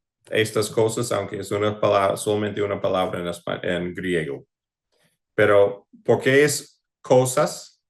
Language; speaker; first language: Spanish; non-native, fluent; English